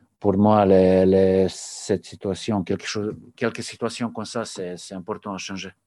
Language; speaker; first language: French; non-native, learner; Serbian